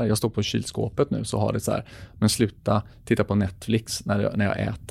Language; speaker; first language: Swedish; native; Swedish